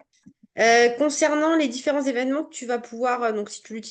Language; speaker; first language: French; native; French